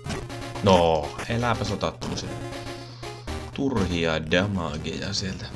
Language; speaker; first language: Finnish; native; Finnish